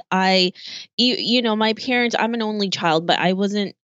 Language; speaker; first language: English; early bilingual, other home language; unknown